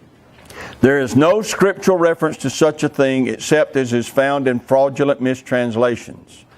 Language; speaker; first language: English; native; English